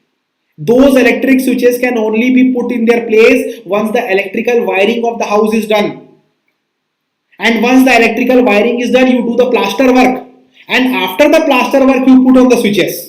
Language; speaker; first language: English; non-native, local second language; Hindi